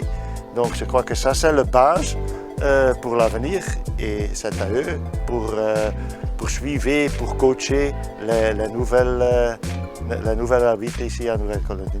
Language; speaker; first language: French; non-native, learner; Dutch